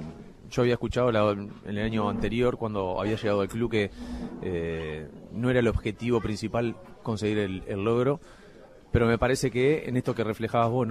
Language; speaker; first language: Spanish; native; Spanish